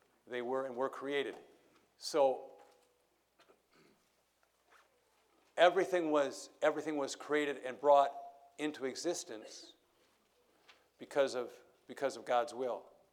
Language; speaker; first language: English; native; English